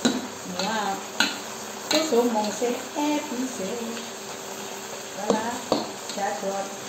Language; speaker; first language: French; non-native, learner; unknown